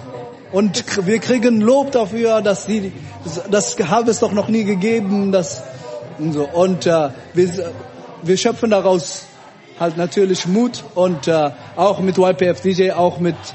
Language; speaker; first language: German; early bilingual, other home language; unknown